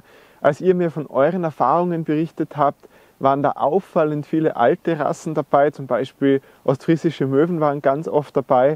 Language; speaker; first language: German; native; German